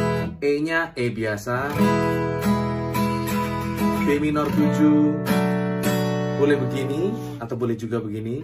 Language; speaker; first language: Indonesian; native; Indonesian